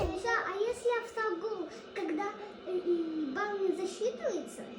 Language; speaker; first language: Russian; early bilingual, other home language; Azerbaijani